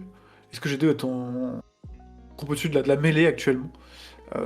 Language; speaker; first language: French; native; French